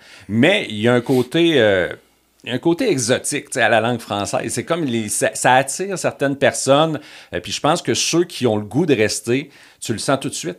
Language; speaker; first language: French; native; French